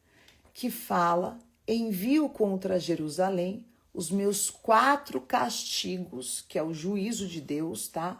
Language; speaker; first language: Portuguese; native; Portuguese